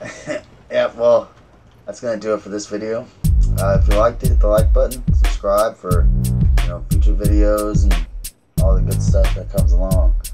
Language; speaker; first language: English; native; English